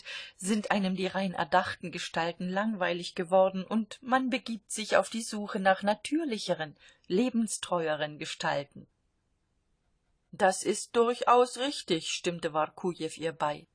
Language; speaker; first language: German; native; German